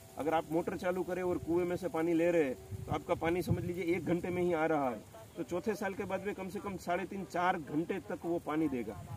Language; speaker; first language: Hindi; native; Hindi